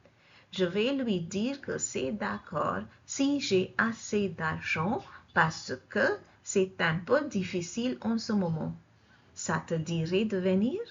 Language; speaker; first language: French; non-native, fluent; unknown